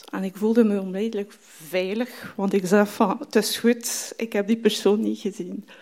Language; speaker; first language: Dutch; non-native, fluent; French